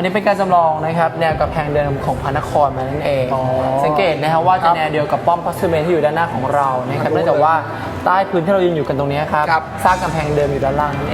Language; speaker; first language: Thai; native; Thai